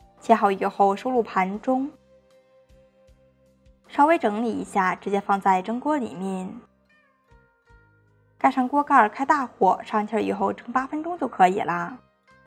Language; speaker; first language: Chinese; native; Chinese